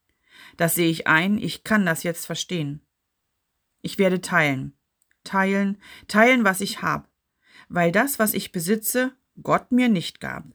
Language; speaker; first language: German; native; German